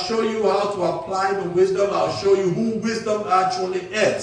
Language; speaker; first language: English; non-native, local second language; Akan